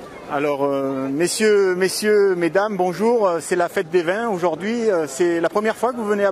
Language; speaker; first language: French; native; French